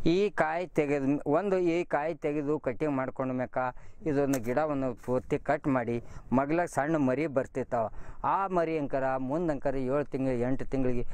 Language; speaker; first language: Kannada; native; Kannada